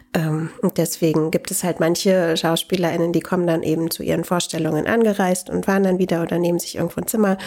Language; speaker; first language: German; native; German